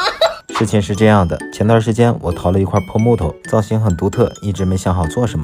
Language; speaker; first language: Chinese; native; Chinese